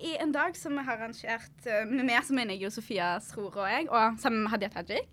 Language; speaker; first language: Norwegian; early bilingual, other home language; Arabic